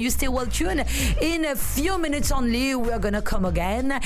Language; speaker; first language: English; non-native, local second language; Morisyen